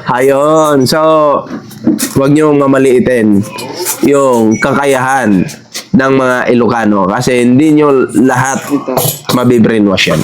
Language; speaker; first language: Filipino; non-native, local second language; Cebuano